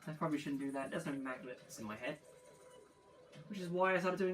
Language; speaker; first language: English; native; English